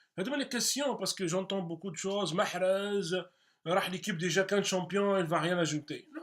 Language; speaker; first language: French; non-native, local second language; Arabic